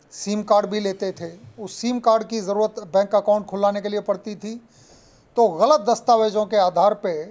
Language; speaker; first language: Hindi; non-native, local second language; Gujarati